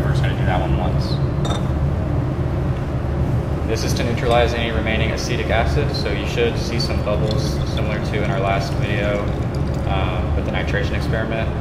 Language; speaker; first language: English; native; English